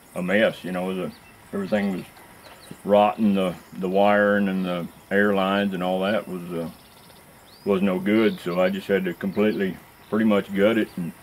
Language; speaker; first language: English; native; English